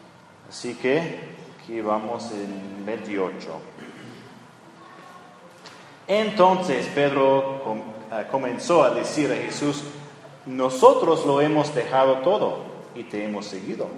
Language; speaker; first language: Spanish; non-native, fluent; English